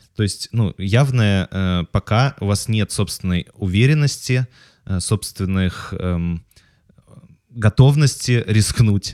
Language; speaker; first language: Russian; native; Russian